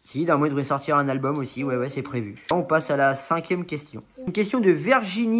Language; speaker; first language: French; native; French